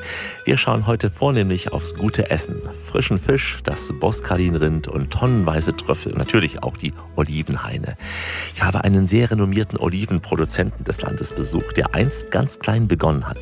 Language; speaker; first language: German; native; German